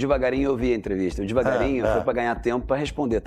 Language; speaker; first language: Portuguese; native; Portuguese